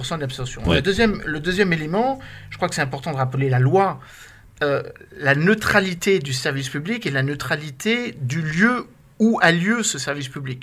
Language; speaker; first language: French; native; French